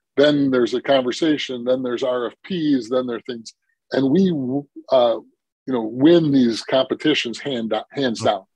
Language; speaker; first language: English; native; English